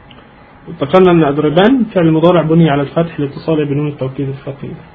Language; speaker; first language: Arabic; native; Arabic